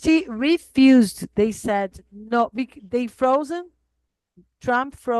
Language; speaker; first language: English; non-native, fluent; Portuguese